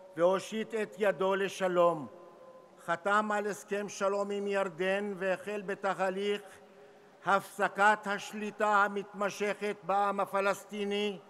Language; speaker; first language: Hebrew; non-native, local second language; Arabic